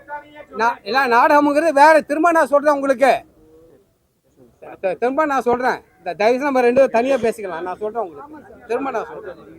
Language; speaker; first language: Tamil; native; Tamil